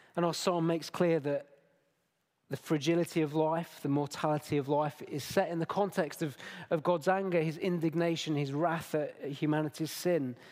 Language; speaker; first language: English; native; English